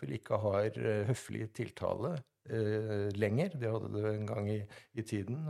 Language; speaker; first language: Norwegian; native; Norwegian